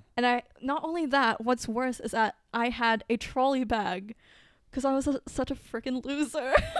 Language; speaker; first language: English; early bilingual, other home language; Filipino